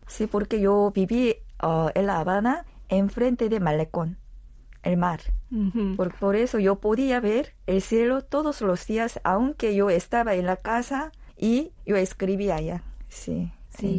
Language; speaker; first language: Spanish; non-native, learner; Korean